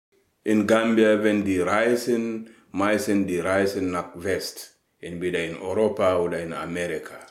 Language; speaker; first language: German; non-native, learner; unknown